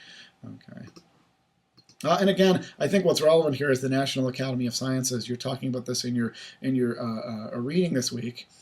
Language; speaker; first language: English; native; English